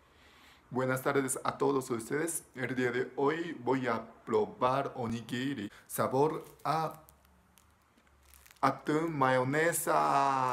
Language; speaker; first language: Spanish; non-native, learner; Japanese